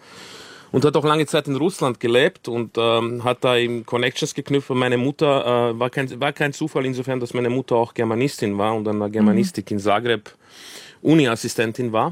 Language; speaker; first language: German; early bilingual, other home language; Croatian